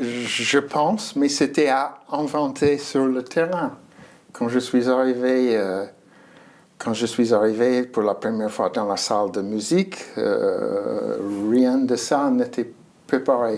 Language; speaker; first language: French; non-native, fluent; English